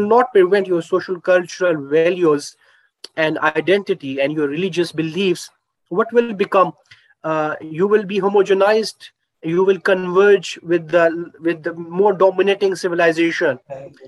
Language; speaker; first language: English; non-native, local second language; Urdu